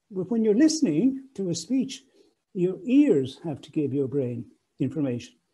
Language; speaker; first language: English; native; English